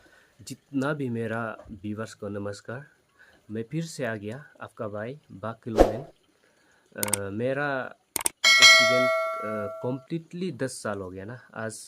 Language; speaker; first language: Hindi; non-native, local second language; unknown